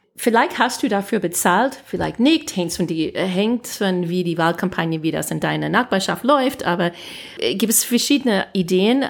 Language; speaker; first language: German; non-native, fluent; English